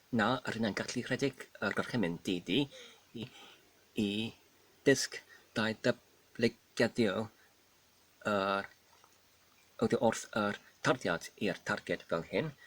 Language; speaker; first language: Welsh; non-native, learner; Polish